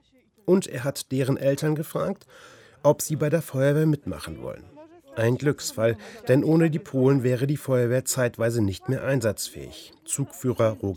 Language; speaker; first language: German; native; German